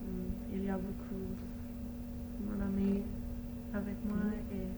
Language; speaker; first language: French; non-native, learner; Arabic